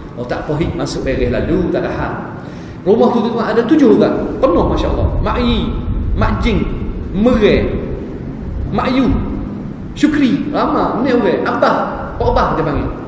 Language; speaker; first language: Malay; non-native, fluent; Arabic